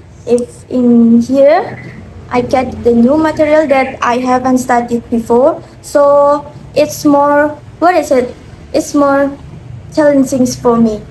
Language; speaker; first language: English; non-native, learner; Indonesian